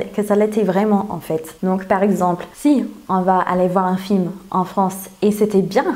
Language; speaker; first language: French; non-native, fluent; English